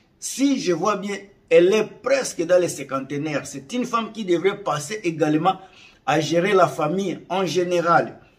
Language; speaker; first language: French; non-native, local second language; Lingala